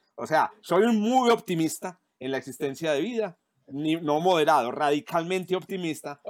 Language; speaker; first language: Spanish; native; Spanish